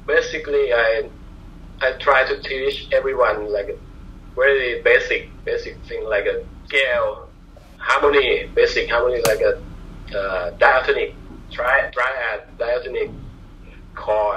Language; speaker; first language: English; non-native, learner; Thai